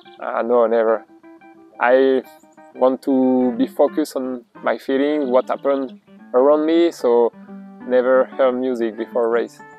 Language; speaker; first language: English; non-native, fluent; German